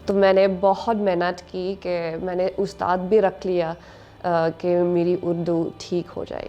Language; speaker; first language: Hindi; non-native, learner; English